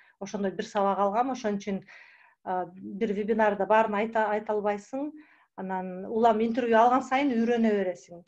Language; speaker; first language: Kyrgyz; native; Kyrgyz